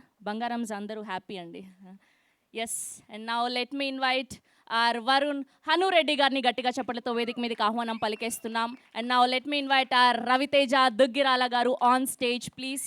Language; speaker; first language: Telugu; native; Telugu